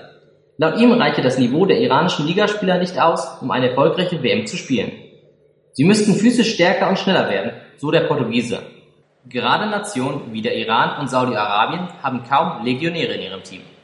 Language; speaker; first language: German; native; German